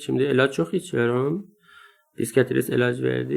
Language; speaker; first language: Turkish; non-native, learner; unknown